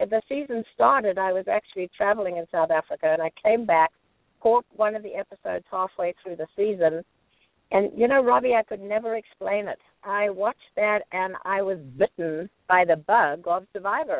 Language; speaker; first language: English; native; English